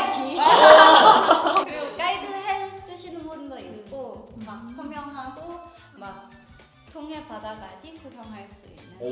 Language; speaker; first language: Korean; non-native, fluent; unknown